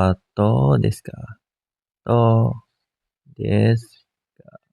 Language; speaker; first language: Japanese; non-native, learner; Thai